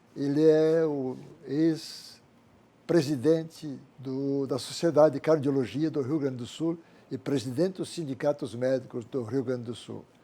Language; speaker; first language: Portuguese; native; Portuguese